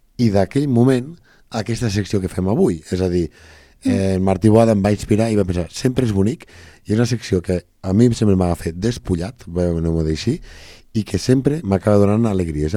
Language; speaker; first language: Catalan; native; Catalan